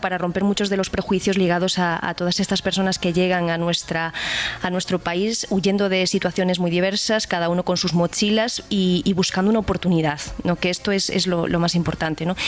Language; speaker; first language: Spanish; native; Spanish